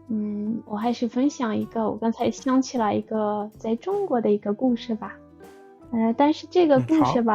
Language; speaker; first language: Chinese; non-native, fluent; Russian